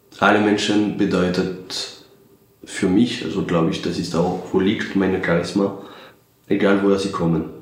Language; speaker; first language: German; non-native, fluent; French